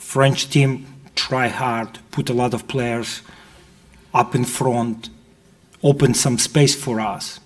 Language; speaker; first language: English; non-native, fluent; Russian